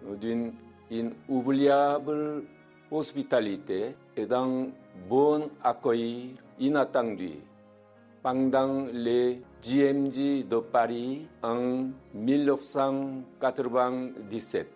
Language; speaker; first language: French; non-native, fluent; Korean